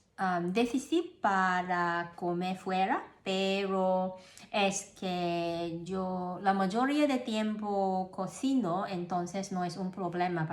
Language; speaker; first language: Spanish; non-native, learner; Cantonese